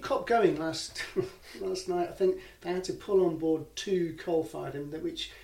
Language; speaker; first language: English; native; English